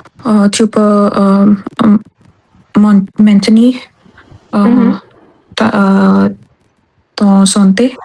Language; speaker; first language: French; non-native, learner; Hindi